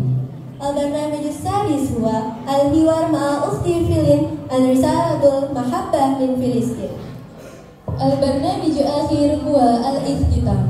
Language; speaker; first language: Arabic; non-native, learner; Indonesian